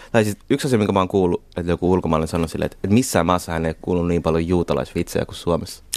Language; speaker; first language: Finnish; early bilingual, other home language; Somali